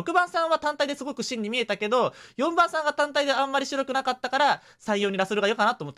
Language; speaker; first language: Japanese; native; Japanese